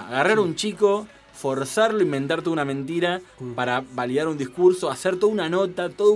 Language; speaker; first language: Spanish; native; Spanish